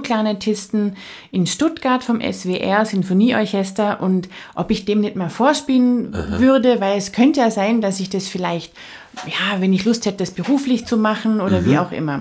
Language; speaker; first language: German; native; German